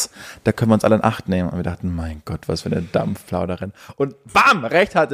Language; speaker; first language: German; native; German